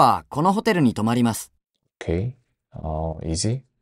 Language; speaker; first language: Japanese; non-native, learner; Korean